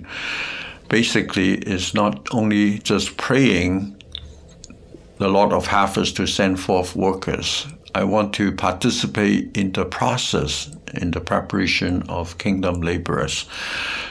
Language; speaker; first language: English; non-native, local second language; Cantonese